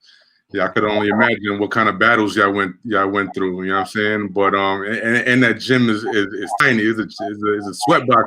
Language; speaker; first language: English; native; English